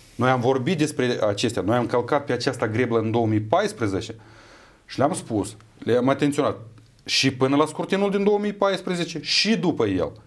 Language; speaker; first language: Romanian; native; Romanian